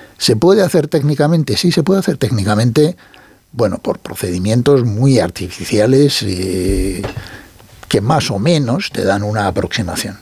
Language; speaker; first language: Spanish; native; Spanish